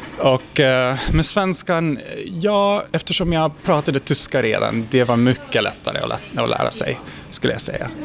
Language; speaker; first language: Swedish; non-native, fluent; Hungarian